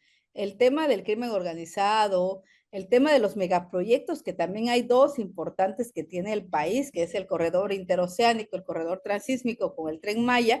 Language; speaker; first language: Spanish; native; Spanish